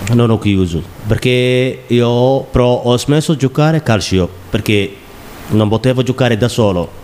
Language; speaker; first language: Italian; non-native, learner; Somali